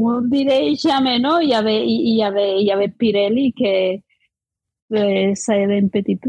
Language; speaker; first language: French; non-native, fluent; Spanish